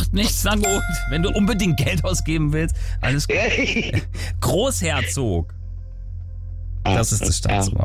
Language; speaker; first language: German; native; German